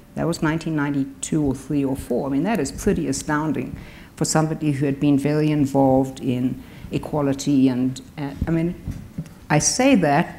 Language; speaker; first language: English; native; English